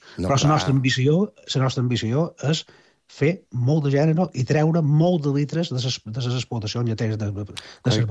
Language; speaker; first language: Catalan; native; Catalan